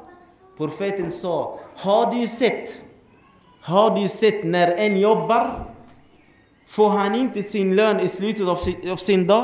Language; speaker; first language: Swedish; non-native, fluent; Arabic